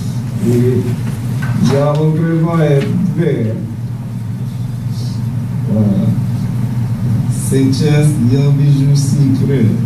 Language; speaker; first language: Russian; non-native, learner; English